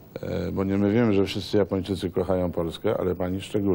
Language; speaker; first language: Polish; native; Polish